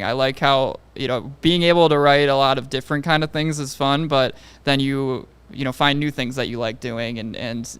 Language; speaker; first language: English; native; English